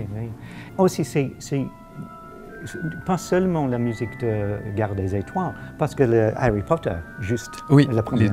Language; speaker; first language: French; non-native, fluent; English